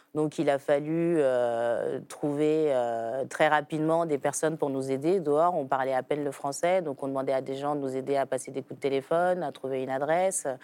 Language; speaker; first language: French; early bilingual, other home language; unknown